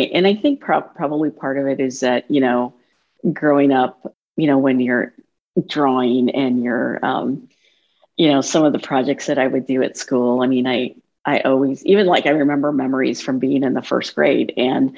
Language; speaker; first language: English; native; English